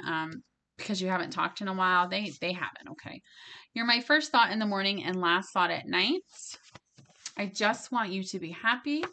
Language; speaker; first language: English; native; English